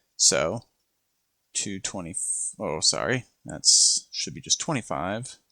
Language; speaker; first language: English; native; English